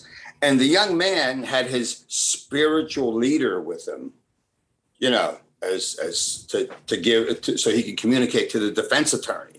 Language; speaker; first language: English; early bilingual, other home language; Italian